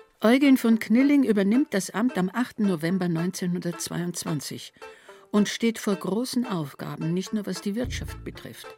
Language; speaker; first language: German; native; German